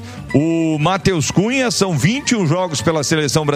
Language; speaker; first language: Portuguese; native; Portuguese